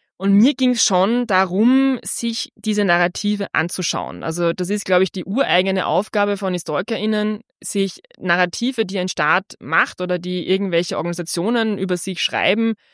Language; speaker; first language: German; native; German